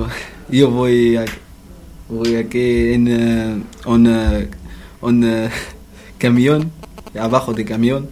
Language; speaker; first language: Spanish; non-native, learner; Arabic